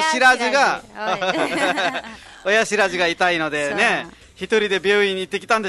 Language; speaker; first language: Japanese; non-native, fluent; Nepali